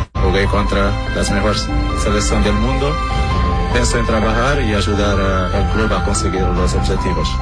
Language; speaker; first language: Spanish; non-native, fluent; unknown